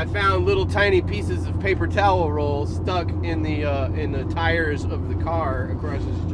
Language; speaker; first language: English; native; English